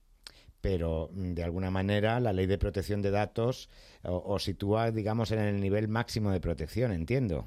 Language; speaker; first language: Spanish; native; Spanish